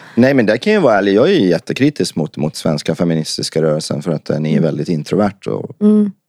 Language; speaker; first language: Swedish; early bilingual, other home language; Persian